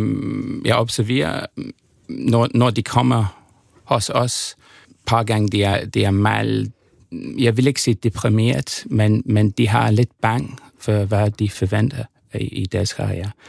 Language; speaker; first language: Danish; non-native, fluent; English